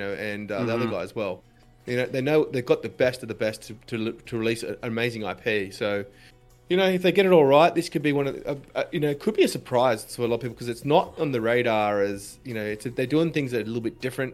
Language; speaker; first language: English; native; English